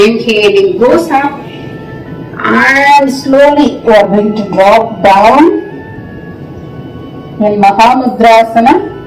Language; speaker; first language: English; non-native, local second language; Tamil